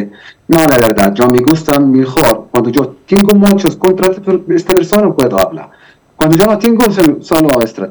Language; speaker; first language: Spanish; non-native, learner; Arabic